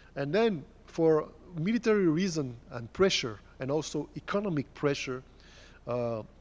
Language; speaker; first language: English; non-native, fluent; French